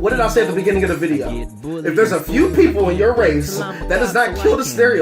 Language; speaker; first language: English; native; English